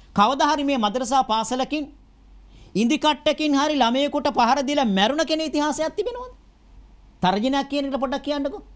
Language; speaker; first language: Sinhala; non-native, local second language; Tamil